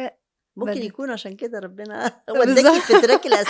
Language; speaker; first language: Arabic; native; Arabic